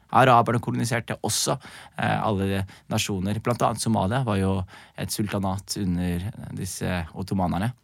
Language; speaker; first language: Norwegian; early bilingual, other home language; Somali